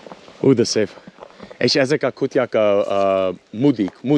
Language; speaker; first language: Hungarian; non-native, learner; English